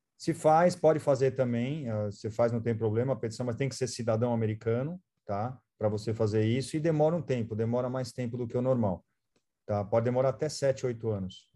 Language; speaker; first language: Portuguese; native; Portuguese